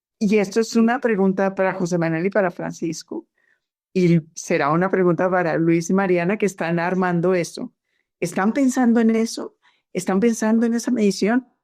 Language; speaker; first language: Spanish; native; Spanish